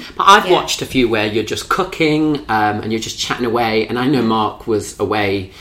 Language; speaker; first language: English; native; English